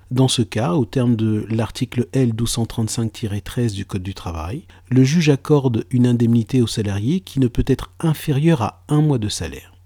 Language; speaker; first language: French; native; French